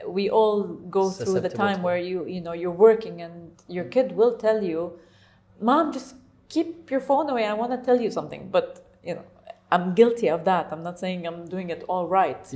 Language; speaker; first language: English; non-native, fluent; Arabic